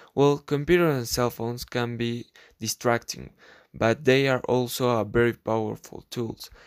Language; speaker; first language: English; non-native, learner; Spanish